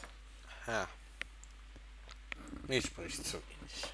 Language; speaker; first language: German; non-native, learner; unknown